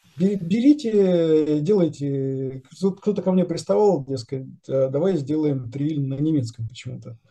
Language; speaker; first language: Russian; native; Russian